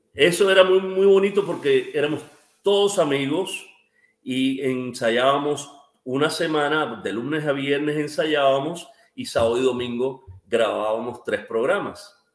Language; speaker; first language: Spanish; native; Spanish